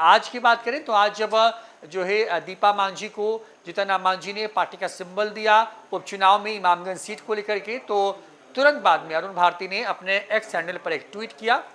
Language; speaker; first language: Hindi; native; Hindi